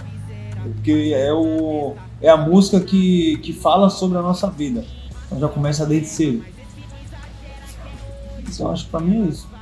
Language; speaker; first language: Portuguese; native; Portuguese